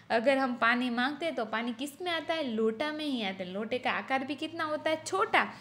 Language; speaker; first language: Hindi; non-native, local second language; Gujarati